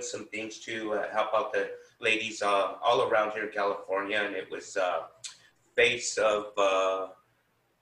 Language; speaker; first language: English; native; English